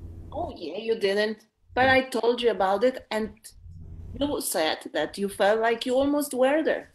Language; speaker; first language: English; non-native, fluent; Polish